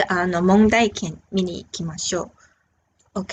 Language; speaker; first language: Japanese; non-native, fluent; Chinese